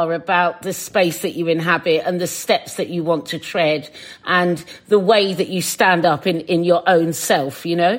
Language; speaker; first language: English; native; English